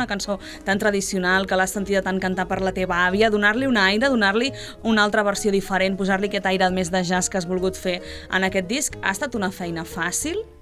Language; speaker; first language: Catalan; native; Catalan